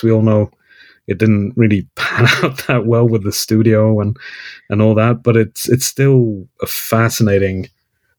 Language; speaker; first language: English; non-native, fluent; Swedish